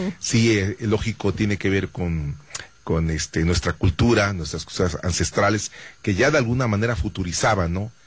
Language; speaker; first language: Spanish; native; Spanish